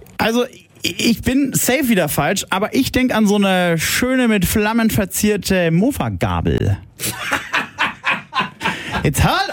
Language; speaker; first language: German; native; German